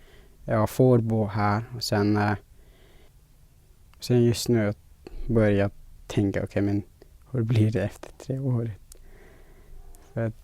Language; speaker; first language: Swedish; non-native, fluent; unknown